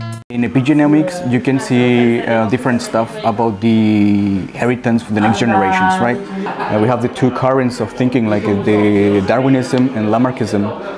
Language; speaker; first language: English; non-native, fluent; Spanish